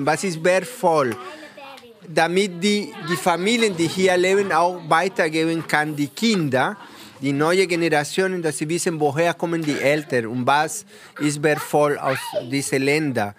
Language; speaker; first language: German; non-native, fluent; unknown